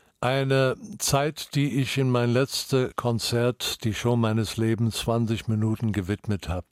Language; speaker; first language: German; non-native, fluent; English